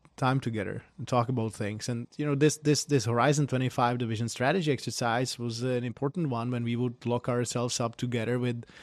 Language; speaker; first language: English; non-native, fluent; Czech